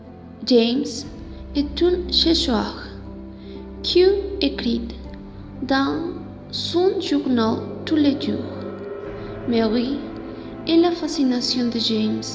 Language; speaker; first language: French; non-native, learner; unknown